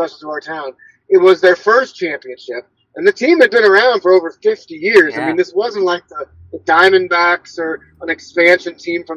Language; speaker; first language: English; native; English